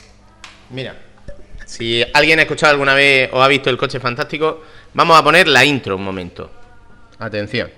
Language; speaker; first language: Spanish; native; Spanish